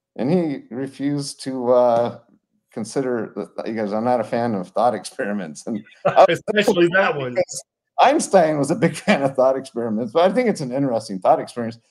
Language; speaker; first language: English; native; English